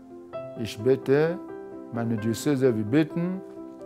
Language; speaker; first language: German; non-native, learner; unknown